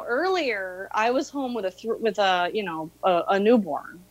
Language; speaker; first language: English; native; English